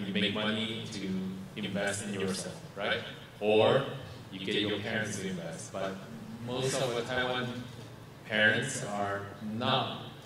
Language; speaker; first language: English; non-native, fluent; Chinese